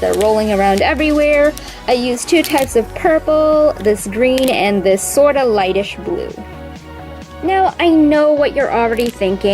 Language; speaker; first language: English; native; English